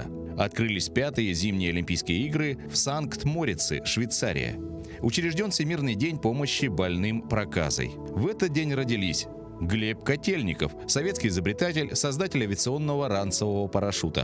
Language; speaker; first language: Russian; native; Russian